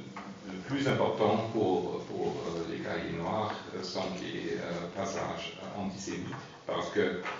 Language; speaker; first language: French; non-native, fluent; German